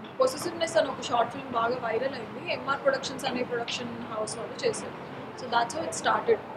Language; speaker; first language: Telugu; non-native, local second language; Marathi